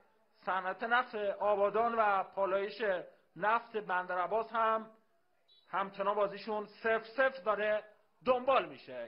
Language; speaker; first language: Persian; native; Persian